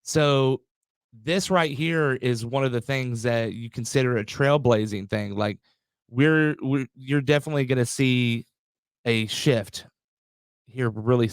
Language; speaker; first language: English; native; English